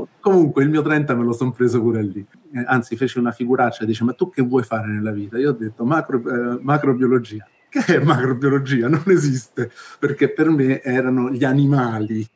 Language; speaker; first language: Italian; early bilingual, other home language; Spanish